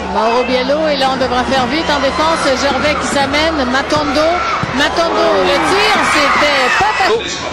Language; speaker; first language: French; native; French